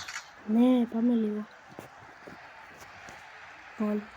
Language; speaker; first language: Greek; native; Greek